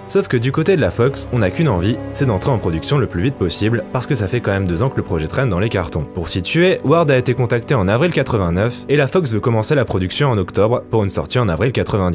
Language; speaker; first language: French; native; French